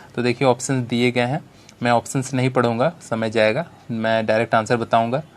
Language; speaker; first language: Hindi; native; Hindi